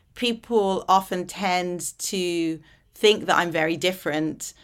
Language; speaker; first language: English; native; English